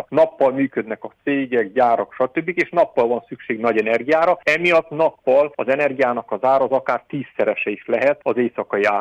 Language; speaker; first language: Hungarian; native; Hungarian